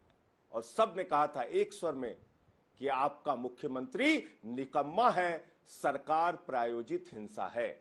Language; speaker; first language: Hindi; native; Hindi